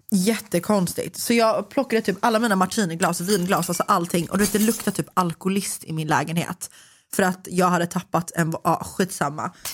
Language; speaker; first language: Swedish; native; Swedish